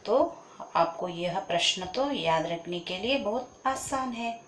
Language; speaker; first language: Hindi; non-native, local second language; Kannada